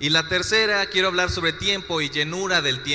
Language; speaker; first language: Spanish; native; Spanish